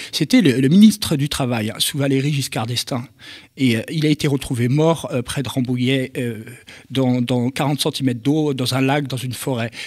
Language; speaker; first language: French; native; French